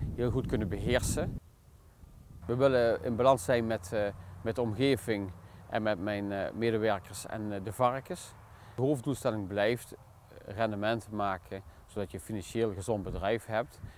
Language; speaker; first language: Dutch; native; Dutch